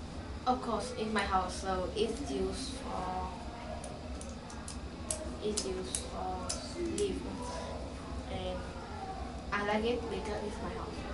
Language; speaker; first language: English; non-native, learner; Vietnamese